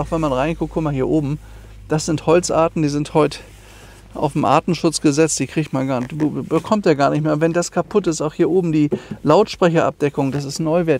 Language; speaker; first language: German; native; German